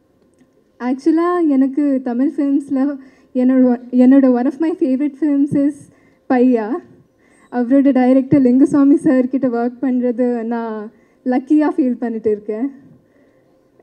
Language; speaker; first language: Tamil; non-native, learner; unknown